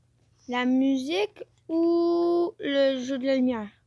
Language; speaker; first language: French; native; French